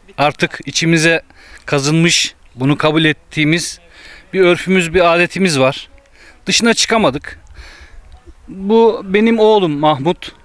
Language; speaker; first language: Turkish; native; Turkish